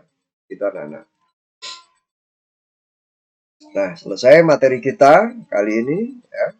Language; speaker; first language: Indonesian; native; Indonesian